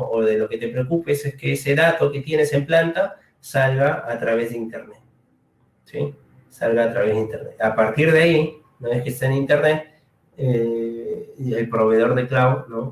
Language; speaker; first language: Spanish; native; Spanish